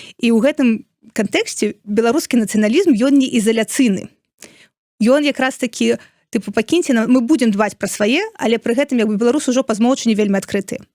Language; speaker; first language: Belarusian; non-native, local second language; Russian